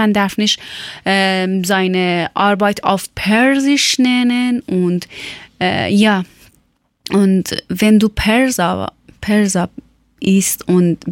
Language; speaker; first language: German; non-native, learner; Persian